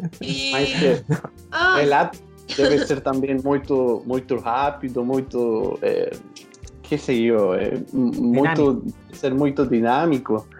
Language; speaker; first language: Portuguese; non-native, learner; Spanish